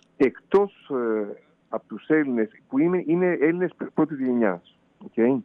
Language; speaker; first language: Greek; native; Greek